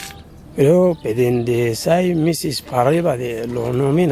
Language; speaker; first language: Spanish; non-native, learner; Arabic